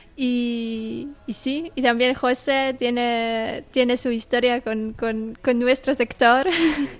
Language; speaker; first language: Spanish; non-native, learner; Polish